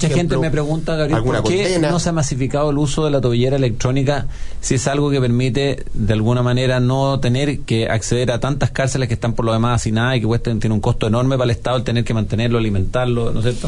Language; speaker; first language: Spanish; native; Spanish